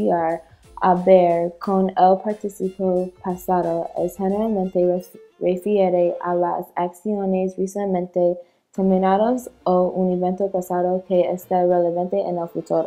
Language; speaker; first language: Spanish; non-native, learner; English